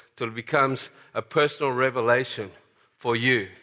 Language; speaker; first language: English; native; English